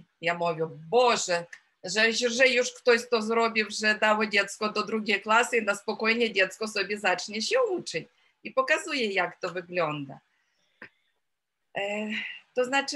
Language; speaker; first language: Polish; non-native, fluent; Ukrainian